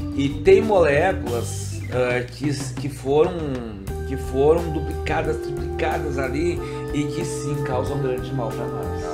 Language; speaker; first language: Portuguese; native; Portuguese